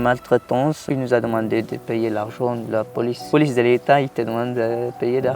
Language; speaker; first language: French; non-native, learner; Tigrinya